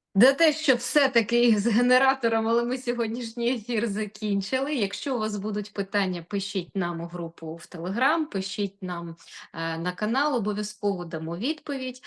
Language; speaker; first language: Ukrainian; native; Ukrainian